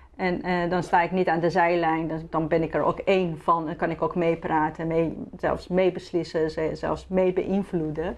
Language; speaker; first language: Dutch; non-native, fluent; Persian